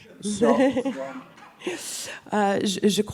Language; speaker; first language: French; non-native, fluent; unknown